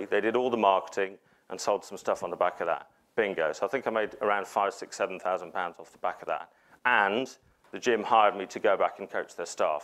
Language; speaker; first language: English; native; English